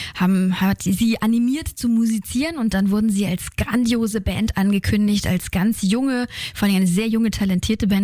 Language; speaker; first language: German; native; German